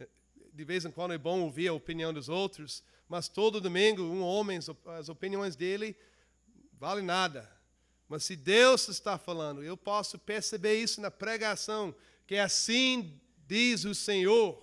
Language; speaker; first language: Portuguese; non-native, fluent; English